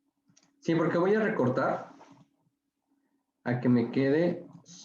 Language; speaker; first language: Spanish; native; Spanish